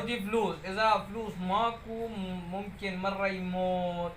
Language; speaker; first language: Arabic; non-native, learner; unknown